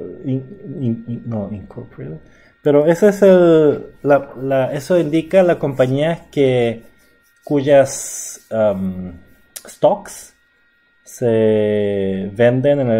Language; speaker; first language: Spanish; non-native, fluent; Korean